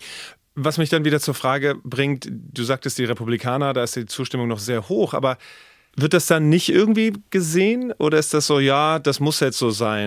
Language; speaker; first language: German; native; German